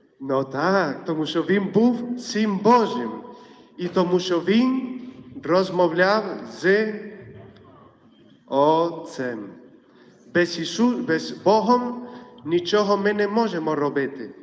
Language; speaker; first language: Ukrainian; non-native, fluent; Polish